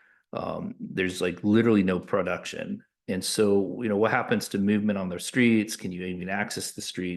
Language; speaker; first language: English; native; English